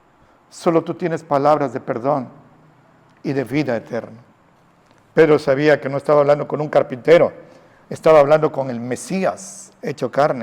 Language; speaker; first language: Spanish; native; Spanish